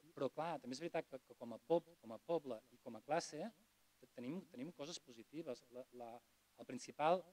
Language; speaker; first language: Catalan; non-native, local second language; Spanish